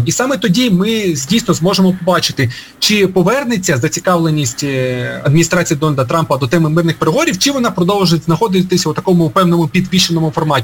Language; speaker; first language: Ukrainian; native; Ukrainian